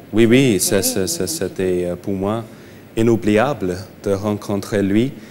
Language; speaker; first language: French; non-native, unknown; English